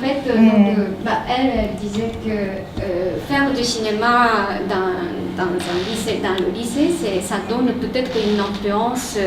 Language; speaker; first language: French; non-native, fluent; Japanese